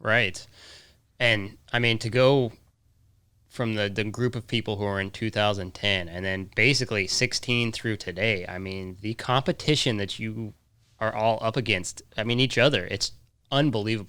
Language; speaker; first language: English; native; English